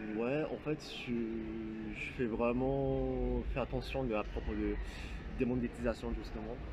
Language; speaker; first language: French; non-native, fluent; Japanese